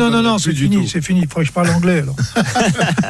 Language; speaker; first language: French; native; French